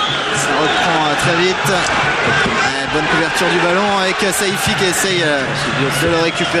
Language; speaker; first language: French; native; French